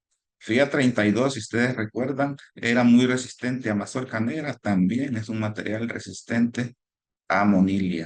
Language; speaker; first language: Spanish; native; Spanish